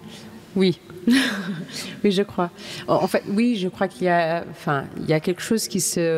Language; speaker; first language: French; non-native, fluent; Portuguese